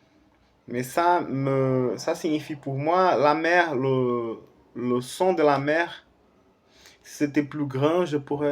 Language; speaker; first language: French; non-native, fluent; Portuguese